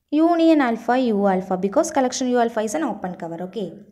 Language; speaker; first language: English; non-native, local second language; Malayalam